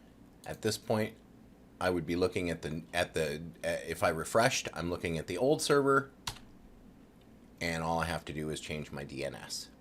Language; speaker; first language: English; native; English